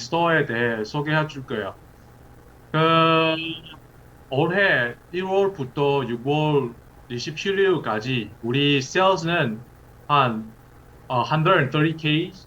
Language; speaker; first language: Korean; early bilingual, heritage; English